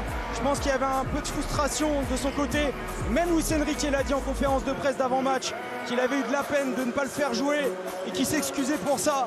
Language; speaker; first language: French; native; French